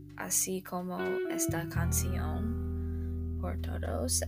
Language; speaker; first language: Spanish; non-native, fluent; English